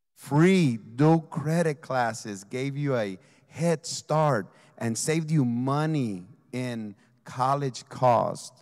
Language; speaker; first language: English; native; English